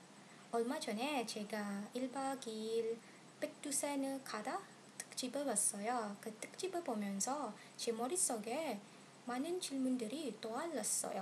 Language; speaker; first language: Korean; non-native, learner; Malay